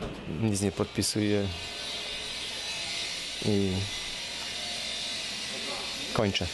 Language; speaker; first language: Polish; early bilingual, heritage; Polish